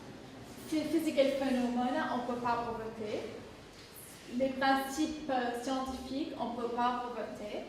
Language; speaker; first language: French; non-native, fluent; English